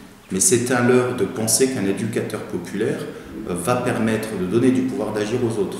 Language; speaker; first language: French; native; French